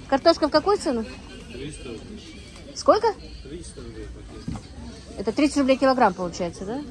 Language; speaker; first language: Russian; non-native, local second language; Ingush